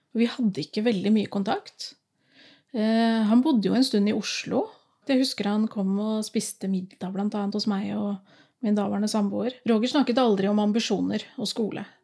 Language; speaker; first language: Norwegian; native; Norwegian